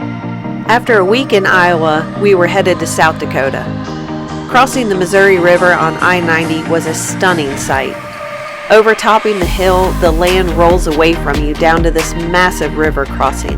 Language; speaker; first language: English; native; English